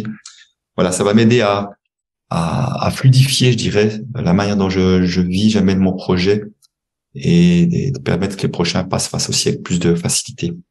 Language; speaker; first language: French; native; French